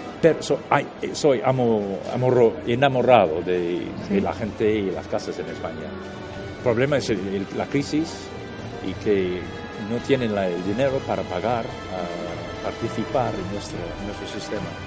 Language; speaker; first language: Spanish; non-native, fluent; English